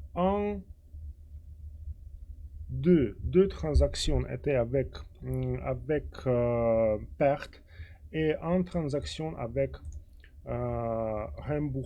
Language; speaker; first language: French; non-native, fluent; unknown